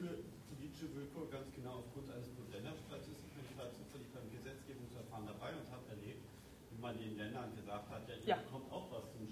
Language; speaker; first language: German; native; German